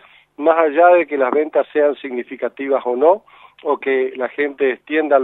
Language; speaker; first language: Spanish; native; Spanish